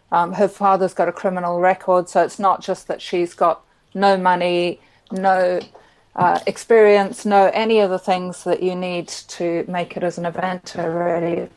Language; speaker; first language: English; native; English